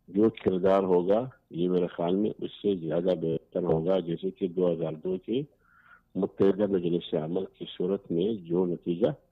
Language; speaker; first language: Urdu; non-native, local second language; Pashto